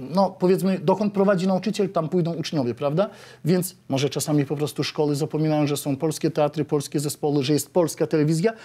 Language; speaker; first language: Polish; native; Polish